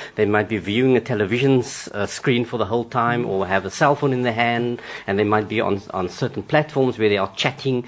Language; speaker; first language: English; non-native, local second language; Afrikaans